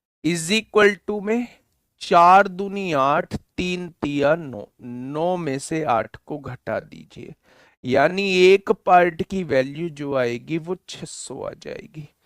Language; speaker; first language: Hindi; native; Hindi